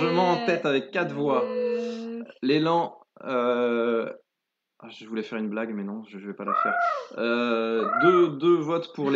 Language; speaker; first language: French; native; French